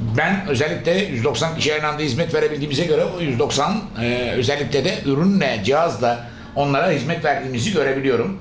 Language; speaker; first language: Turkish; native; Turkish